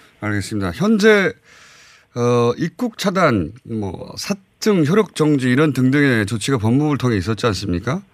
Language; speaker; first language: Korean; native; Korean